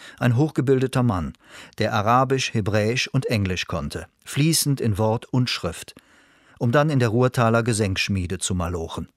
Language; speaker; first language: German; native; German